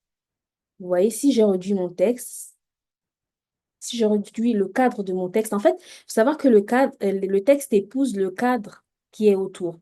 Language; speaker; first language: French; native; French